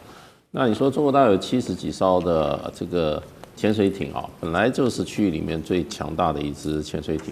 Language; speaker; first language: Chinese; native; Chinese